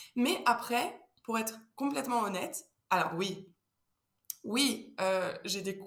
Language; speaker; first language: French; early bilingual, heritage; Spanish